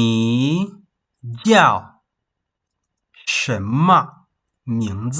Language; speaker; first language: Chinese; non-native, fluent; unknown